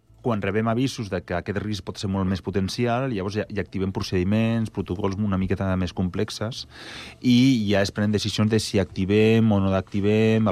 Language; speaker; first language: Catalan; native; Catalan